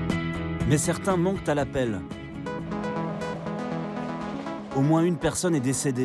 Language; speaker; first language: French; native; French